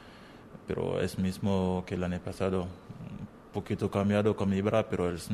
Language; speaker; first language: Spanish; non-native, learner; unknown